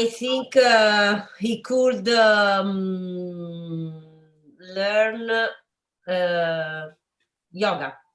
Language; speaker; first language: English; non-native, learner; Italian